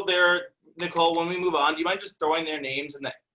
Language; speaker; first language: English; native; English